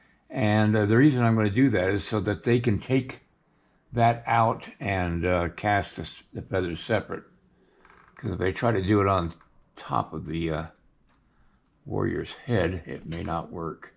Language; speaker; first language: English; native; English